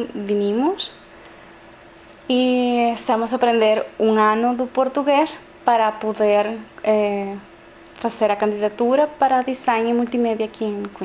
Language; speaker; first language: Portuguese; non-native, learner; Spanish